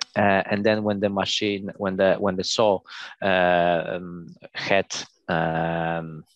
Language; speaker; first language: English; non-native, fluent; Polish